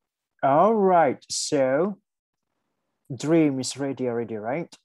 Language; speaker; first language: English; non-native, fluent; Thai